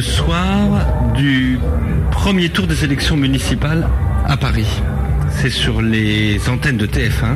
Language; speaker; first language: French; native; French